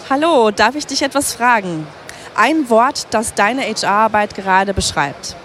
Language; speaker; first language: German; native; German